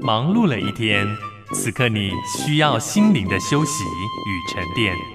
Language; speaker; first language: Chinese; native; Chinese